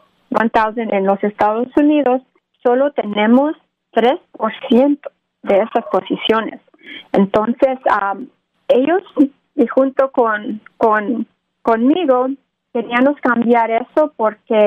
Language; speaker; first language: Spanish; early bilingual, other home language; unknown